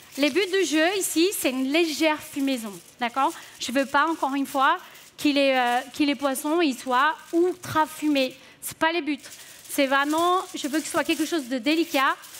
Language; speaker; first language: French; non-native, fluent; Portuguese